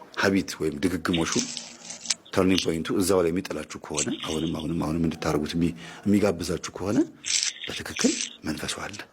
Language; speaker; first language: Amharic; native; Amharic